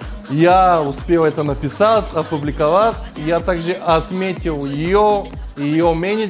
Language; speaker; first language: Russian; non-native, learner; Bulgarian